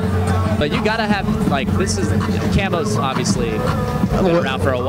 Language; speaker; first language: English; native; English